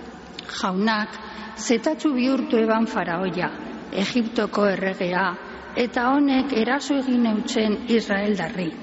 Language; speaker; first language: Basque; native; Basque